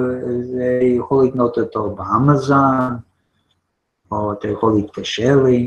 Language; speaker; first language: Hebrew; non-native, fluent; English